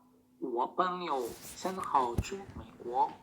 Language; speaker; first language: Chinese; non-native, learner; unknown